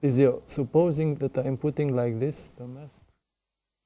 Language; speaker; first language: English; non-native, fluent; Romanian